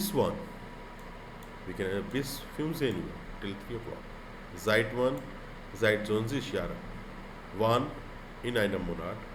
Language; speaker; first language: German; non-native, fluent; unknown